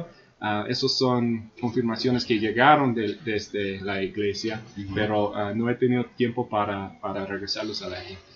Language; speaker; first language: Spanish; non-native, fluent; English